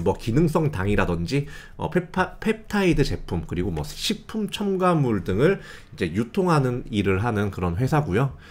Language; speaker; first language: Korean; native; Korean